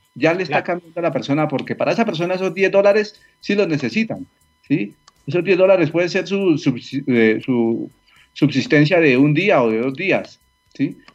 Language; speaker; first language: Spanish; native; Spanish